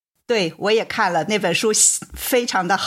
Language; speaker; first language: Chinese; native; Chinese